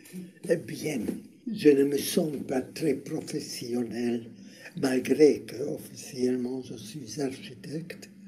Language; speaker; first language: French; non-native, learner; Hungarian